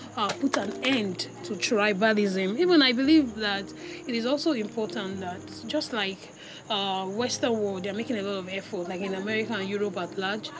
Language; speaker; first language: English; non-native, local second language; Igbo